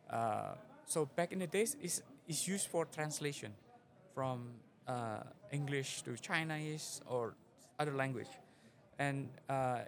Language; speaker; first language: English; non-native, fluent; Indonesian